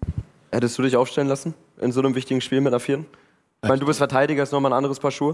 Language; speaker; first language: German; native; German